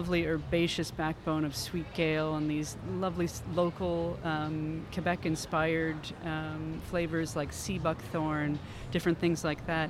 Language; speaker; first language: English; native; English